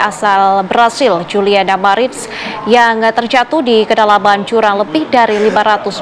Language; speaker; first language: Indonesian; native; Indonesian